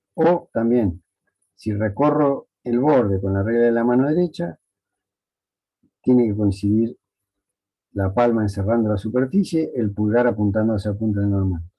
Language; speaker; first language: Spanish; native; Spanish